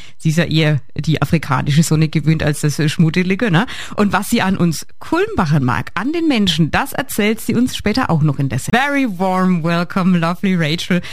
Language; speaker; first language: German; native; German